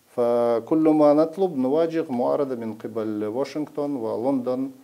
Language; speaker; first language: Arabic; non-native, fluent; Russian